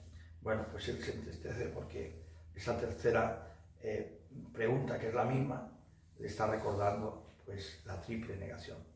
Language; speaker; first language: Spanish; native; Spanish